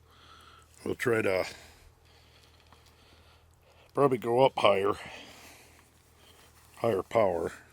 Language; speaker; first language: English; native; English